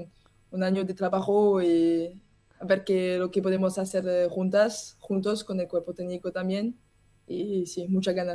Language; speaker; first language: Spanish; non-native, learner; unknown